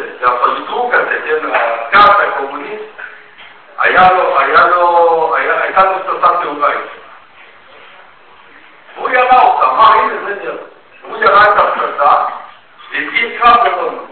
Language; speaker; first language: Hebrew; non-native, fluent; Russian